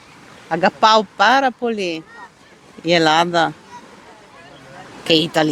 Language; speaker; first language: Greek; early bilingual, heritage; Italian